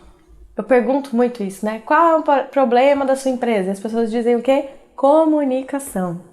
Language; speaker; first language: Portuguese; native; Portuguese